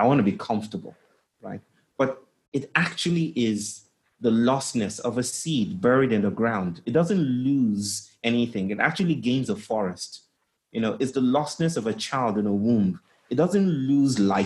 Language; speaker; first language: English; non-native, local second language; Yoruba